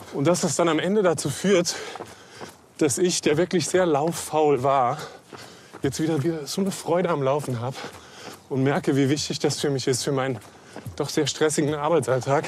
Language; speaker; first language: German; native; German